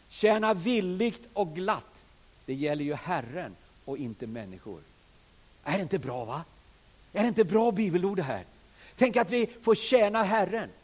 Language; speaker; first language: Swedish; native; Swedish